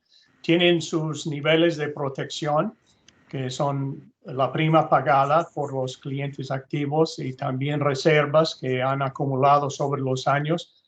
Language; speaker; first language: Spanish; non-native, fluent; English